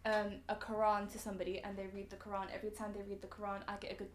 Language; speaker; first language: English; native; English